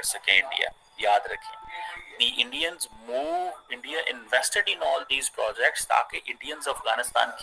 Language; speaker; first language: Hindi; native; Hindi